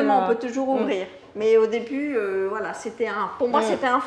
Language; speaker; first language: French; native; French